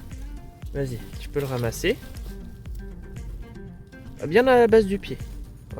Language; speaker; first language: French; native; French